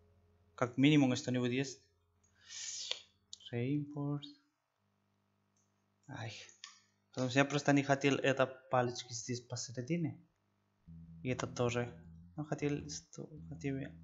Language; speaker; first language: Russian; non-native, learner; Spanish